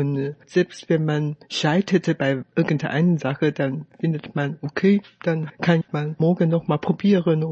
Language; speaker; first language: German; non-native, fluent; Chinese